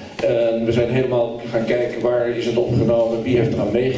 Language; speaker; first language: Dutch; native; Dutch